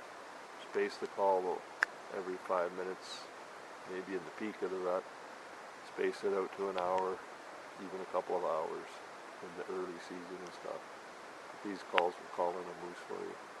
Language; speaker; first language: English; native; English